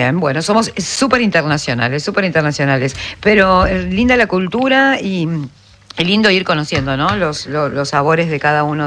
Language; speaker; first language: Spanish; native; Spanish